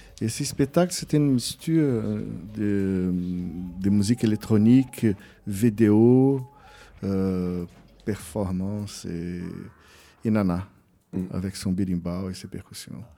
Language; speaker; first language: French; non-native, fluent; Portuguese